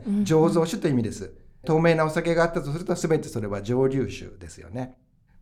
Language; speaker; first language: Japanese; native; Japanese